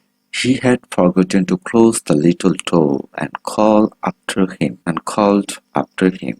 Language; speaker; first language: English; non-native, local second language; Bangla